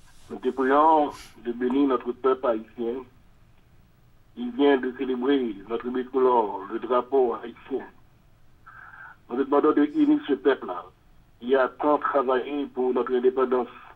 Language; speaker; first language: French; native; French